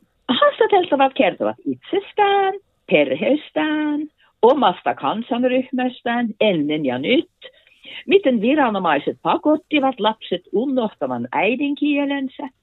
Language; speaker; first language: Finnish; non-native, fluent; Norwegian